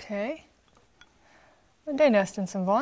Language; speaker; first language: Swedish; non-native, fluent; English